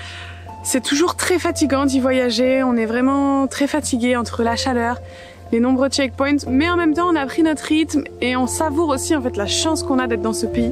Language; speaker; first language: French; native; French